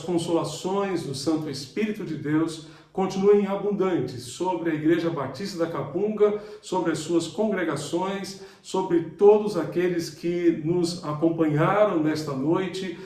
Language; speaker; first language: Portuguese; native; Portuguese